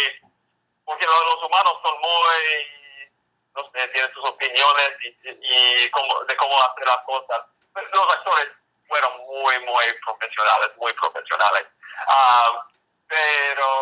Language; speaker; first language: Spanish; non-native, fluent; English